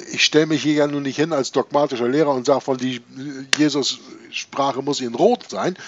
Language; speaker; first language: German; native; German